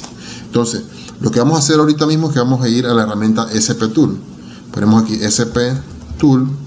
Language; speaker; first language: Spanish; native; Spanish